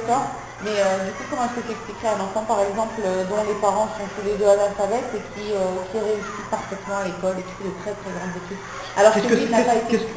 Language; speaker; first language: French; native; French